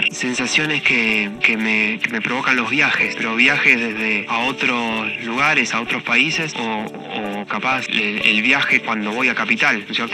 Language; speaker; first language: Spanish; native; Spanish